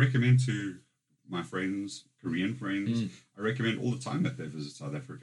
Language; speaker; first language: English; native; English